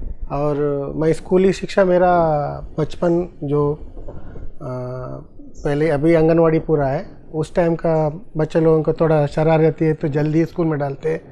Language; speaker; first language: Hindi; non-native, local second language; Tulu